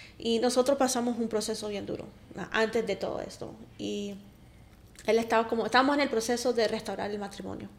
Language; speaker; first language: Spanish; early bilingual, heritage; Spanish